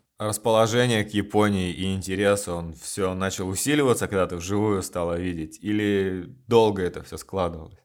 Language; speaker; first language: Russian; native; Russian